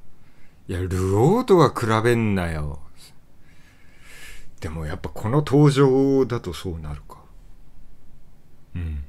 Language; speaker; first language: Japanese; native; Japanese